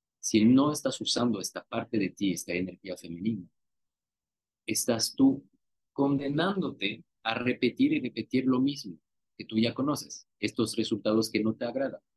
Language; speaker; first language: Spanish; non-native, fluent; French